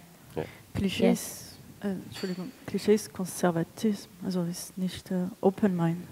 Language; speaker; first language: German; non-native, fluent; French